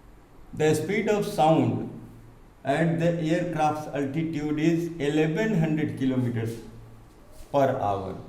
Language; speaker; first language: English; non-native, local second language; Hindi